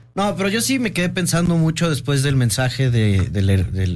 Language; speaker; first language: Spanish; native; Spanish